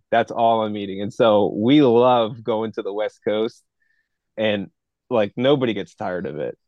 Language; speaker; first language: English; native; English